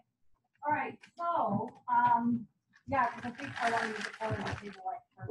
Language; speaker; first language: English; native; English